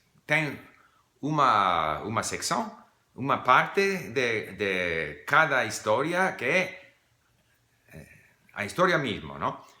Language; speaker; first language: Portuguese; non-native, fluent; English